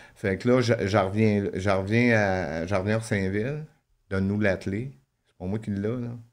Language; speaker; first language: French; native; French